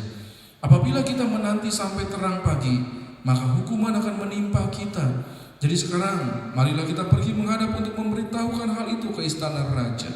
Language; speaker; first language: Indonesian; native; Indonesian